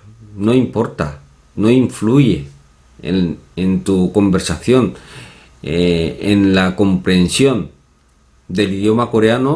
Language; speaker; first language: Spanish; non-native, fluent; Korean